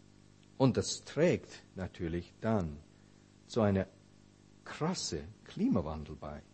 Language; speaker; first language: German; non-native, fluent; English